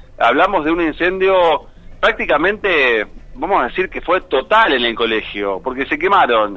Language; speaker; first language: Spanish; native; Spanish